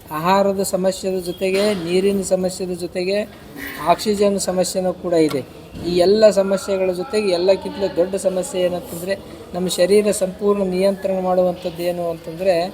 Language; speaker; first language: Kannada; native; Kannada